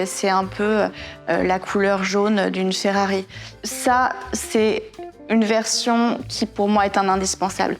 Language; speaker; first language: French; native; French